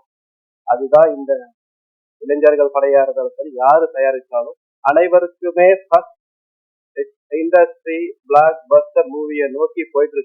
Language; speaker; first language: Tamil; native; Tamil